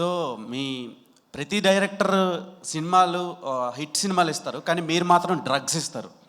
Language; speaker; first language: Telugu; native; Telugu